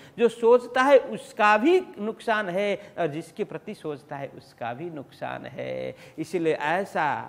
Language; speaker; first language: Hindi; native; Hindi